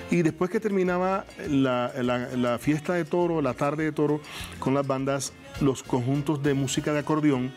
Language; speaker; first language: Spanish; native; Spanish